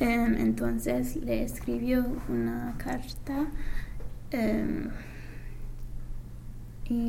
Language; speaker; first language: Spanish; non-native, learner; English